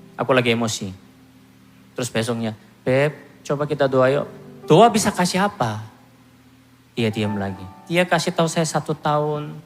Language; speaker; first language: Indonesian; non-native, fluent; Korean